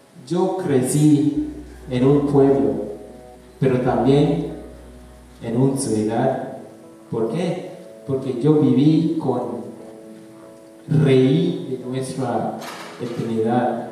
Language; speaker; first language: Spanish; non-native, learner; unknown